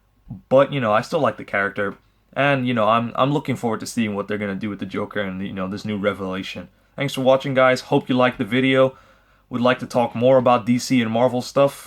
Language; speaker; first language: English; native; English